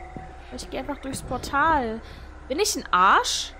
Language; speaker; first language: German; native; German